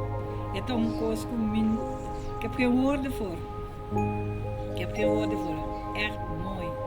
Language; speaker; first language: Dutch; non-native, local second language; Papiamento